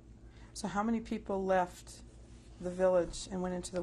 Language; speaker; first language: English; native; English